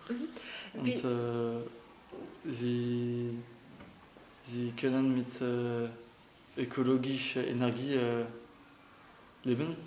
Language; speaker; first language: German; non-native, learner; French